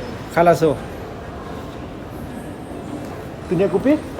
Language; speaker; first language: Russian; non-native, learner; Lao